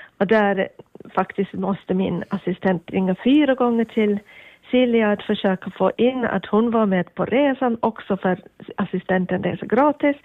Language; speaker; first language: Swedish; native; Swedish